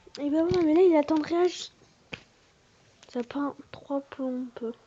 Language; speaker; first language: French; native; French